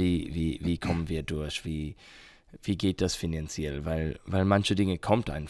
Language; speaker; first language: German; non-native, learner; English